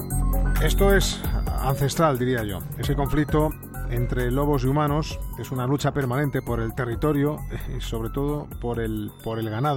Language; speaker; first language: Spanish; native; Spanish